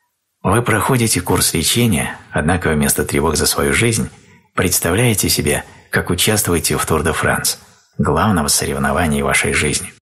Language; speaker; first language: Russian; native; Russian